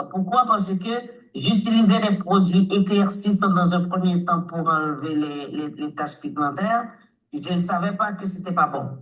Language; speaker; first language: French; non-native, local second language; Haitian Creole